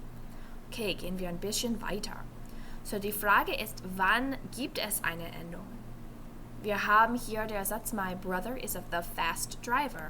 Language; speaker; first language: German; non-native, fluent; English